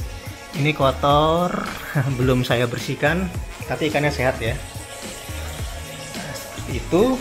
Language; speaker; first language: Indonesian; native; Indonesian